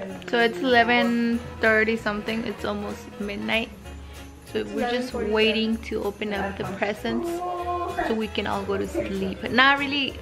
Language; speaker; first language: English; early bilingual, other home language; Spanish